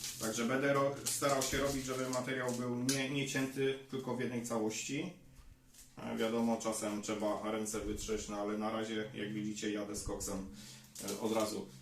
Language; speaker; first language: Polish; native; Polish